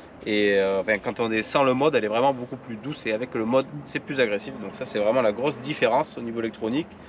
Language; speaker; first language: French; native; French